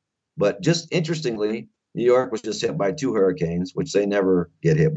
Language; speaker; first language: English; native; English